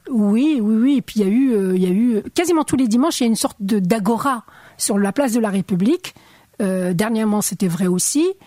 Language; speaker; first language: French; non-native, local second language; Arabic